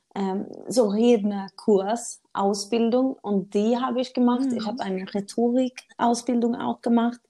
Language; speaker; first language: German; non-native, fluent; Swedish